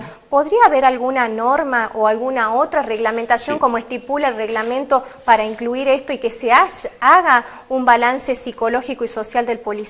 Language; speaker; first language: Spanish; native; Spanish